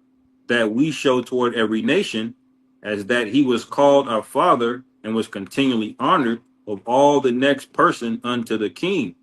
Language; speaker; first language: English; native; English